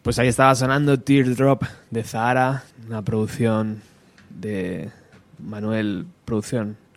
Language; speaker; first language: Spanish; native; Spanish